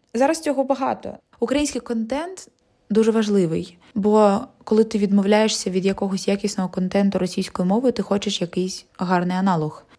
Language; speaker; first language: Ukrainian; non-native, local second language; Russian